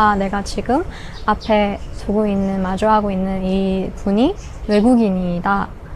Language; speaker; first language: Korean; non-native, fluent; Persian